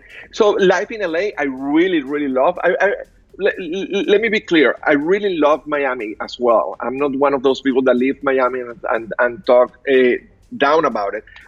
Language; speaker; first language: English; non-native, fluent; Spanish